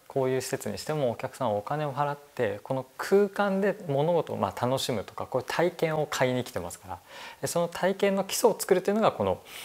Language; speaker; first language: Japanese; native; Japanese